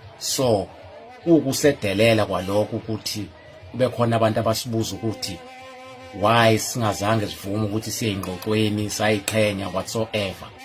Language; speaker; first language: Zulu; native; Zulu